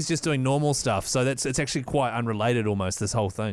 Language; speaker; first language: English; native; English